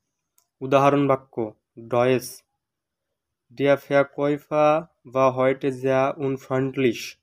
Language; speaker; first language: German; non-native, fluent; Bangla